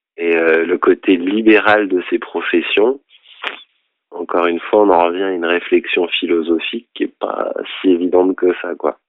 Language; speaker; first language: French; native; French